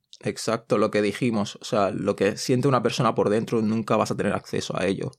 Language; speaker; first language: Spanish; early bilingual, other home language; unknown